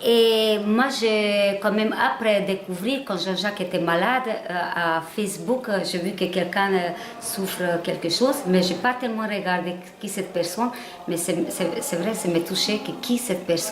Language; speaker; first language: French; non-native, learner; Hungarian